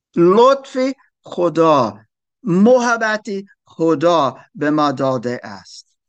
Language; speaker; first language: Persian; non-native, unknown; English